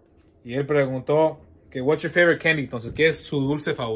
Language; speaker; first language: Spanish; early bilingual, heritage; Spanish